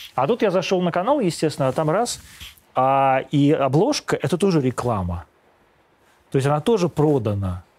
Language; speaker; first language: Russian; native; Russian